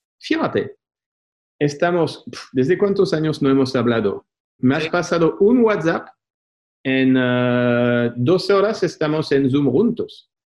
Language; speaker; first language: Spanish; non-native, fluent; French